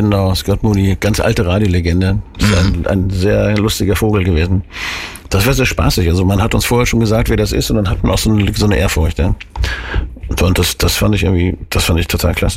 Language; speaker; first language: German; native; German